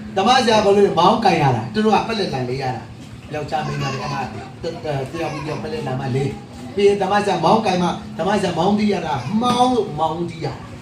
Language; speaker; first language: Burmese; non-native, local second language; Kachin